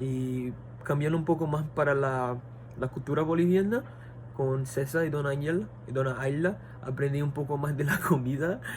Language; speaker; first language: Spanish; non-native, fluent; Portuguese